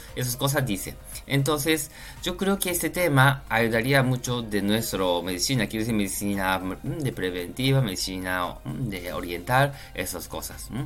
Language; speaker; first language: Spanish; non-native, learner; Japanese